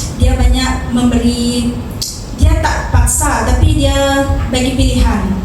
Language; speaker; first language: Malay; non-native, local second language; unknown